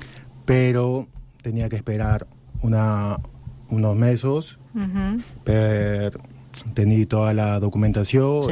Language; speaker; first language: Catalan; non-native, learner; Spanish